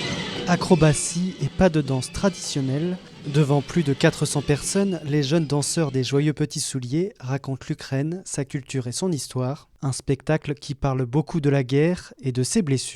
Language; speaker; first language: French; native; French